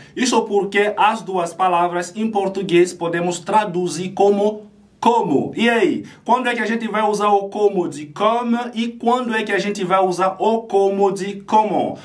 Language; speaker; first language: Portuguese; non-native, fluent; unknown